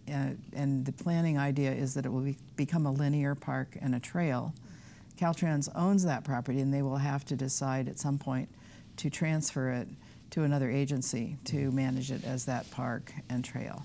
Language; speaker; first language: English; native; English